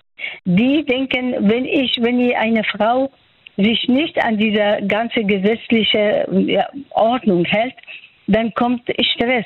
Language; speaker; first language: German; non-native, fluent; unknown